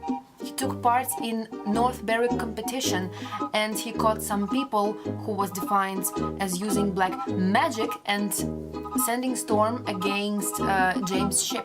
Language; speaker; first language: English; non-native, learner; Russian